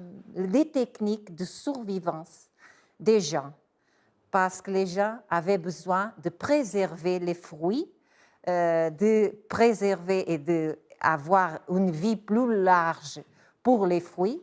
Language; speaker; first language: French; non-native, fluent; Portuguese